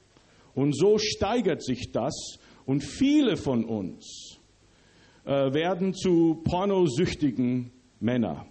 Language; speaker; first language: German; early bilingual, other home language; English